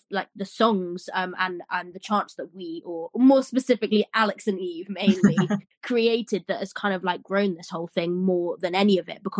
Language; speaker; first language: English; native; English